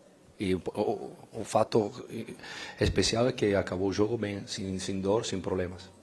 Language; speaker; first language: Portuguese; non-native, fluent; Spanish